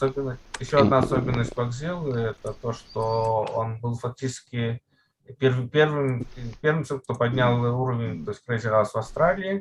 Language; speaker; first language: Russian; native; Russian